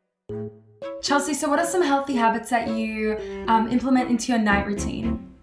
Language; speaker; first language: English; native; English